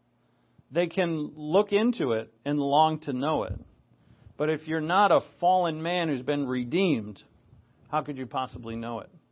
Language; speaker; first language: English; native; English